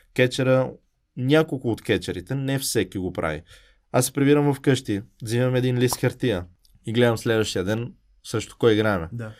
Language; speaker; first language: Bulgarian; early bilingual, heritage; Bulgarian